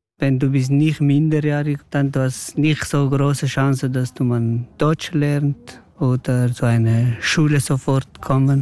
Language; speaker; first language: German; non-native, learner; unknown